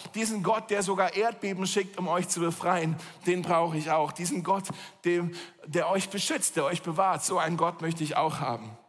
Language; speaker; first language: German; native; German